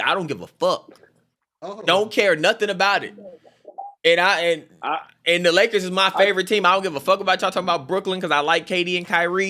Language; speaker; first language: English; native; English